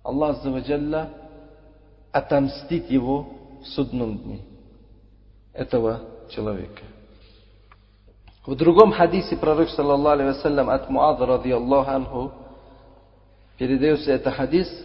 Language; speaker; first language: Russian; non-native, fluent; Uzbek